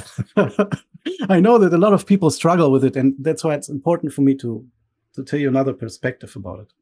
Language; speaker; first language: English; early bilingual, other home language; Bulgarian